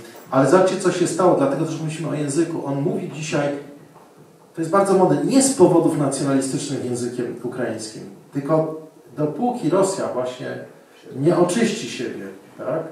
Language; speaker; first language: Polish; non-native, fluent; German